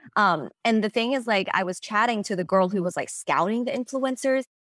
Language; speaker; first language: English; non-native, local second language; Cantonese